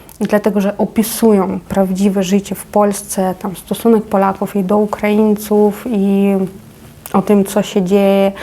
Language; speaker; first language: Polish; non-native, fluent; Ukrainian